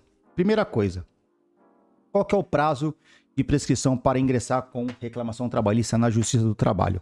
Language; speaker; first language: Portuguese; native; Portuguese